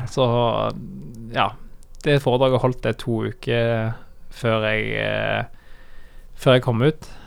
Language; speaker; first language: Norwegian; native; Norwegian